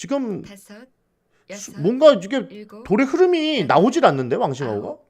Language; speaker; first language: Korean; native; Korean